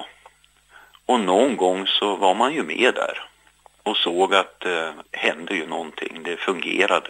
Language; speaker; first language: Swedish; native; Swedish